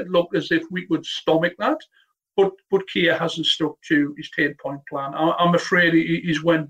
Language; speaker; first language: English; native; English